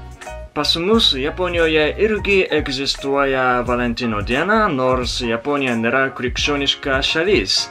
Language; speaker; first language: Lithuanian; non-native, learner; Japanese